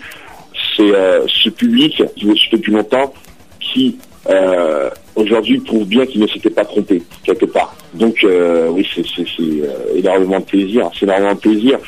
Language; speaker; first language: French; early bilingual, other home language; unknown